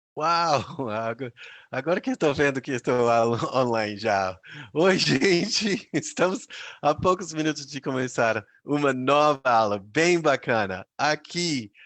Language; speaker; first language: Portuguese; non-native, fluent; English